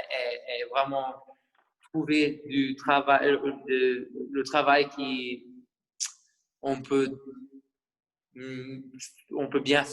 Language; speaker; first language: French; non-native, fluent; English